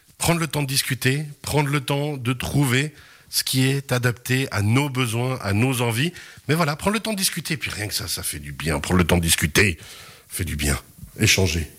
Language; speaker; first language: French; native; French